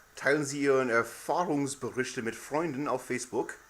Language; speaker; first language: German; non-native, learner; English